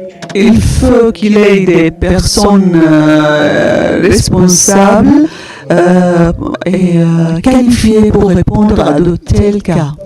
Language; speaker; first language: French; non-native, fluent; Arabic